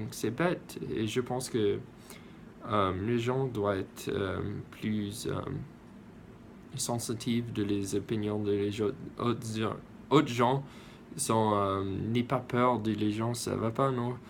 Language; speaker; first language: French; non-native, learner; English